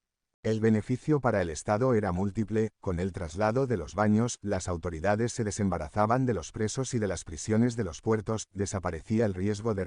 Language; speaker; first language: Spanish; native; Spanish